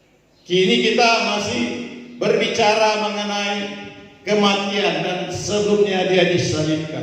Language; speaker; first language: Malay; native; Malay